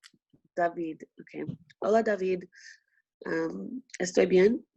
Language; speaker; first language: Spanish; non-native, learner; English